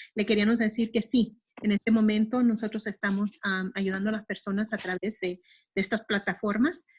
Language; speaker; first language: Spanish; early bilingual, heritage; Spanish